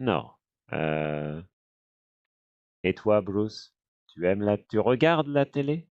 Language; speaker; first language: French; non-native, fluent; English